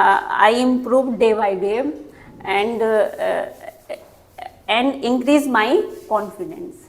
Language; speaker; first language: English; non-native, learner; Hindi